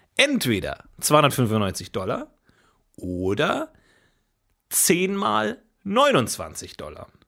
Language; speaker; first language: German; native; German